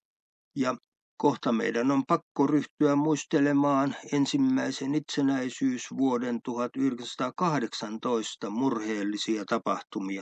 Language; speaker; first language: Finnish; native; Finnish